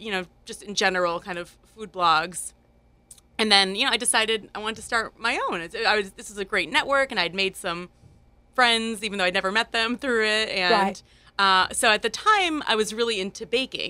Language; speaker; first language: English; native; English